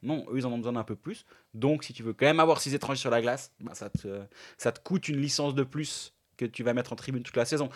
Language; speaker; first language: French; native; French